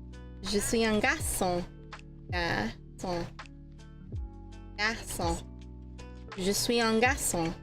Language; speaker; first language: French; non-native, learner; English